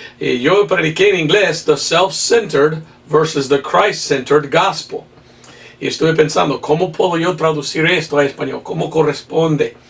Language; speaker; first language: Spanish; non-native, fluent; English